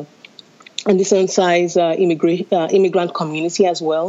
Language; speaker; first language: English; non-native, local second language; Yoruba